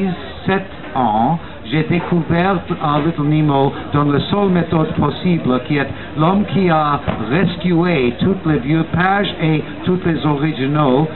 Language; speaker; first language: French; non-native, learner; English